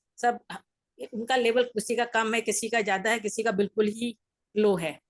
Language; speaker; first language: Hindi; native; Hindi